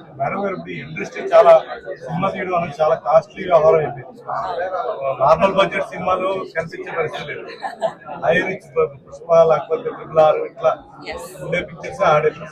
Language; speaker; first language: Telugu; native; Telugu